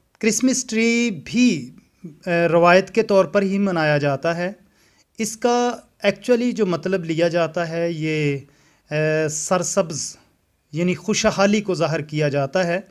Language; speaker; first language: Urdu; non-native, local second language; Punjabi